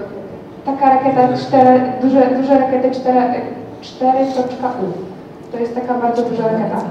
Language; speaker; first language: Polish; non-native, learner; Ukrainian